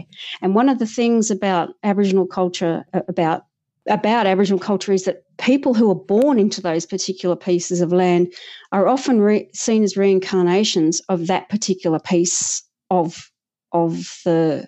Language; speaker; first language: English; native; English